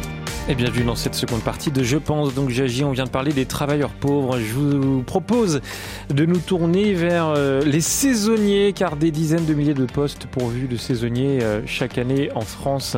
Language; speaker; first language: French; native; French